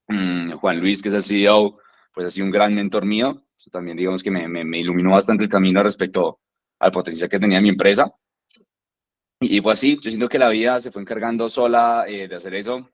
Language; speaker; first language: Spanish; native; Spanish